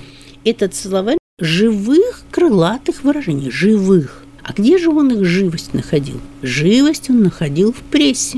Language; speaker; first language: Russian; native; Russian